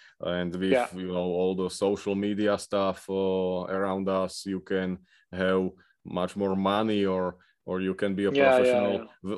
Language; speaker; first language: English; non-native, fluent; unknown